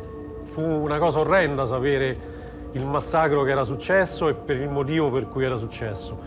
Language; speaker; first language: Italian; native; Italian